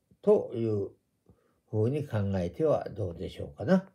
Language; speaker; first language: Japanese; native; Japanese